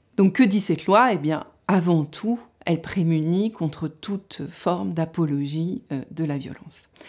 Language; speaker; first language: French; native; French